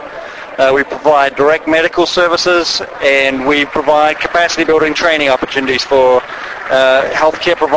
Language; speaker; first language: English; native; English